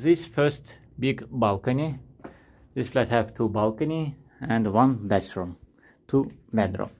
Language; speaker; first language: English; non-native, learner; Russian